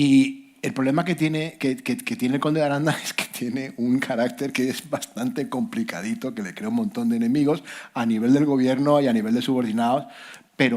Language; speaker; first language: Spanish; native; Spanish